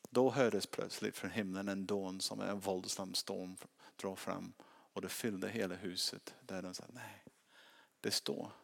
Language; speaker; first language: Swedish; non-native, fluent; English